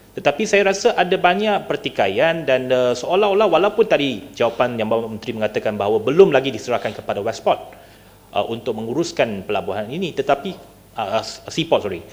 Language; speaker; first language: Malay; non-native, local second language; Chinese